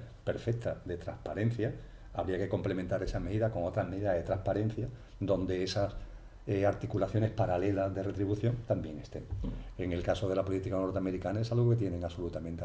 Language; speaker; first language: Spanish; native; Spanish